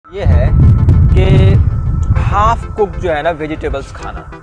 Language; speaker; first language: Hindi; native; Hindi